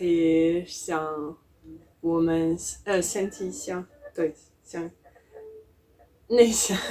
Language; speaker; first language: Chinese; non-native, learner; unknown